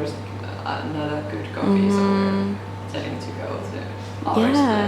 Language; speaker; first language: English; non-native, fluent; Finnish